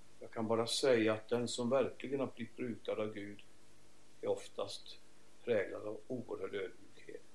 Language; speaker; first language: Swedish; native; Swedish